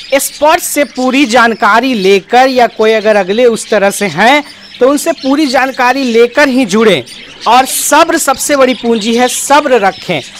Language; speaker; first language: Hindi; native; Hindi